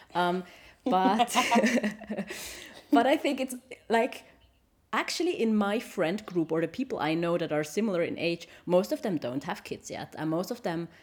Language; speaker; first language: English; non-native, fluent; German